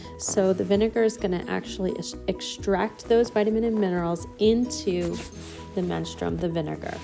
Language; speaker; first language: English; native; English